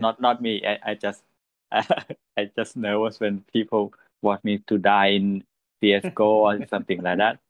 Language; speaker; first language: English; non-native, learner; Thai